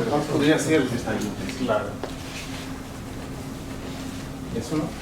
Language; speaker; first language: Spanish; non-native, fluent; Swedish